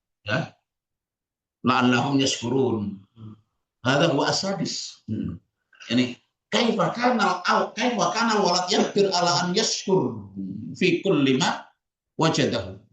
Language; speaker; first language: Arabic; non-native, fluent; Indonesian